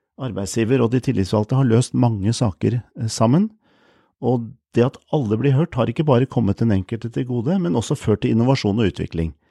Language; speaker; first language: Norwegian; native; Norwegian